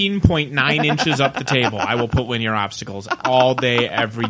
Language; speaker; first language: English; native; English